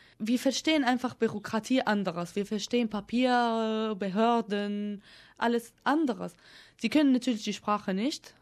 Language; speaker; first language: German; non-native, fluent; Arabic